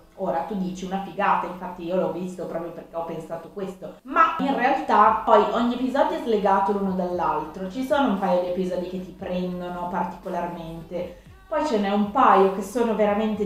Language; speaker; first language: Italian; native; Italian